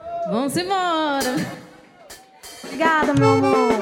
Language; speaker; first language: Portuguese; native; Portuguese